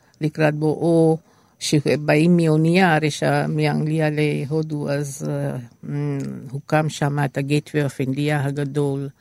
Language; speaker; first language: Hebrew; non-native, fluent; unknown